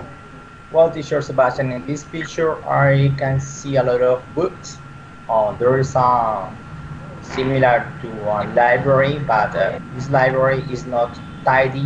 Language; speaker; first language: English; non-native, learner; Spanish